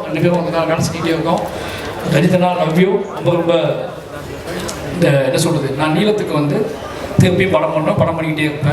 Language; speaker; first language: Tamil; native; Tamil